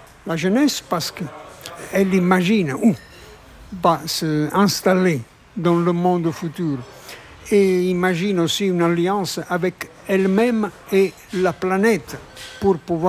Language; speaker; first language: French; non-native, fluent; Italian